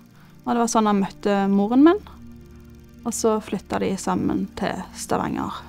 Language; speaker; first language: Norwegian; early bilingual, other home language; Bosnian